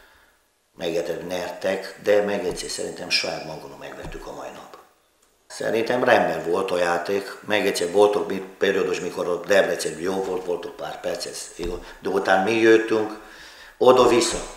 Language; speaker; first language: Hungarian; non-native, learner; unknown